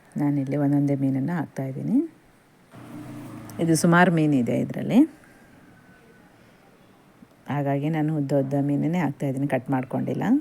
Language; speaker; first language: Kannada; native; Kannada